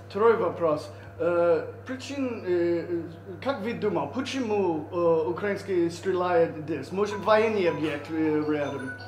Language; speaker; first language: Russian; non-native, learner; English